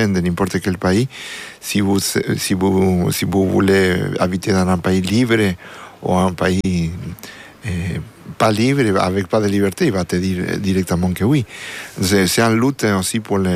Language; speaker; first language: French; non-native, learner; Spanish